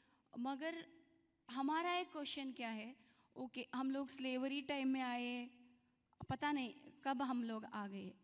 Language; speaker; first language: Hindi; non-native, local second language; Kannada